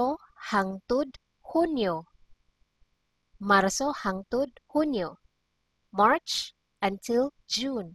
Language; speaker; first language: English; non-native, local second language; Cebuano